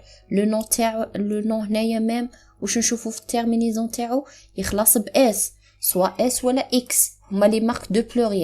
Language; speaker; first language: Arabic; native; Arabic